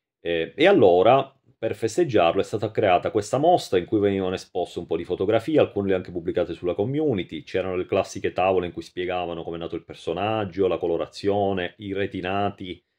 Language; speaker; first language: Italian; native; Italian